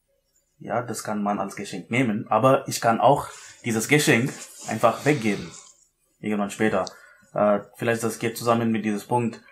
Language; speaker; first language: German; non-native, learner; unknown